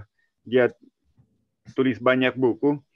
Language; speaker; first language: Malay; non-native, learner; Italian